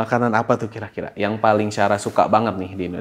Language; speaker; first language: Indonesian; native; Indonesian